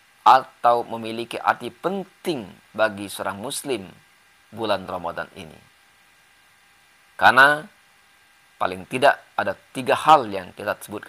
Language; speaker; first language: Indonesian; native; Indonesian